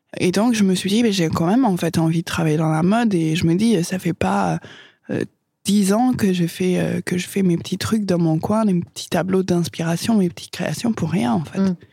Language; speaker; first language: French; non-native, fluent; English